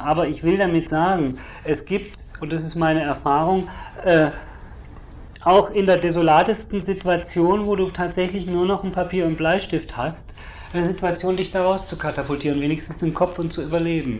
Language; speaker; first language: German; native; German